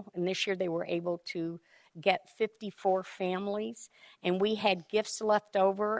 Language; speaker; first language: English; native; English